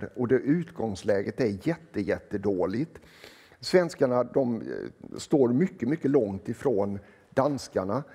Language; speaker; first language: Swedish; native; Swedish